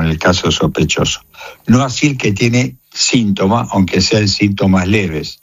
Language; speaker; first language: Spanish; native; Spanish